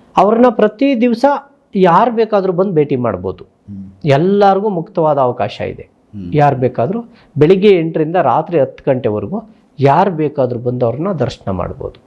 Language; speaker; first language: Kannada; native; Kannada